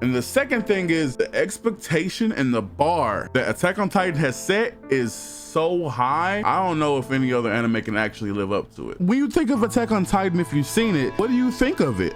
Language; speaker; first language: English; native; English